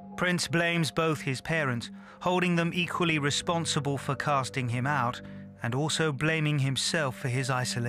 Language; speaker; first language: English; native; English